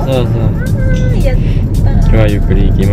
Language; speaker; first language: Japanese; non-native, fluent; Korean